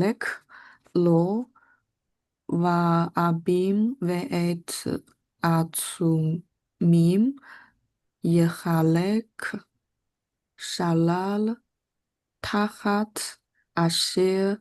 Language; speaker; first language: Hebrew; non-native, learner; English